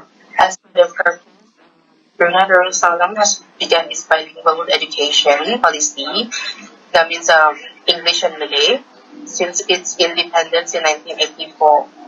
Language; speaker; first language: English; non-native, local second language; Malay